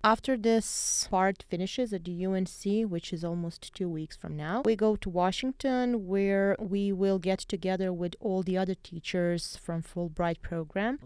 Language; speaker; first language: English; non-native, fluent; Bosnian